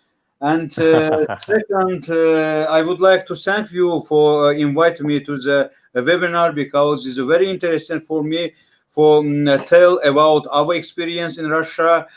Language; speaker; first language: English; non-native, learner; Russian